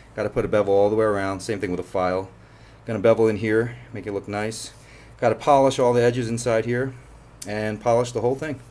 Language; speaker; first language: English; native; English